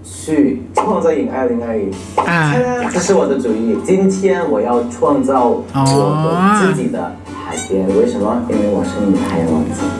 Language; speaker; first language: Chinese; non-native, learner; Thai